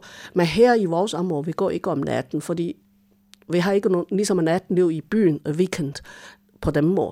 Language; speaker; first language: Danish; non-native, fluent; Chinese